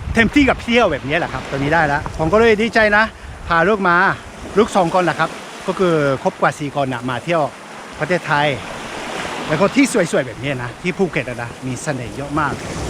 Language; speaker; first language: Thai; native; Thai